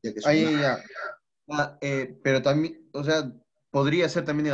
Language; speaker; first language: Spanish; native; Spanish